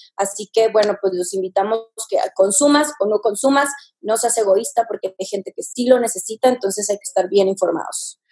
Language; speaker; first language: Spanish; native; Spanish